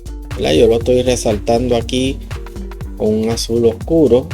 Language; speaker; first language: Spanish; native; Spanish